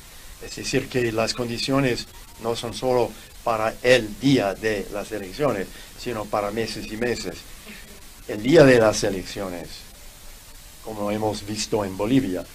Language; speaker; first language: Spanish; non-native, fluent; English